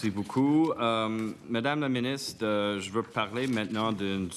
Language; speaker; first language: French; non-native, local second language; English